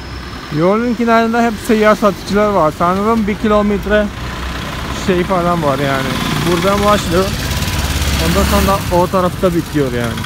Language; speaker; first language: Turkish; non-native, fluent; Malayalam